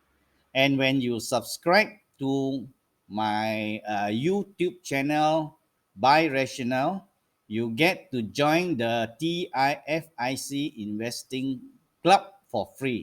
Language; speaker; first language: English; non-native, local second language; Malay